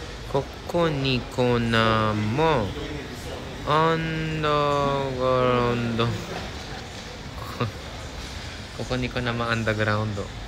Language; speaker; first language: Japanese; non-native, learner; English